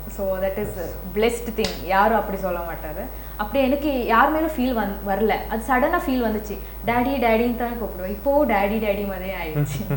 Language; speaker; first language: Tamil; non-native, learner; Kannada